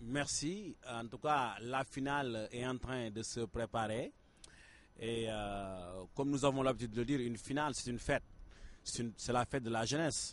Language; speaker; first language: French; non-native, local second language; Wolof